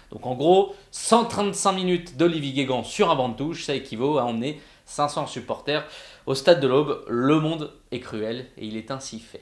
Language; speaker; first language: French; native; French